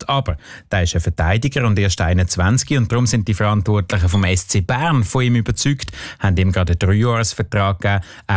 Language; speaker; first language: German; native; German